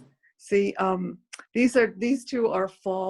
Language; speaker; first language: English; native; English